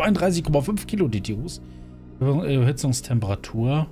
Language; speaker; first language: German; native; German